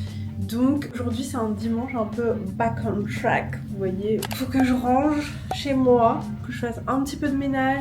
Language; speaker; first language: French; native; French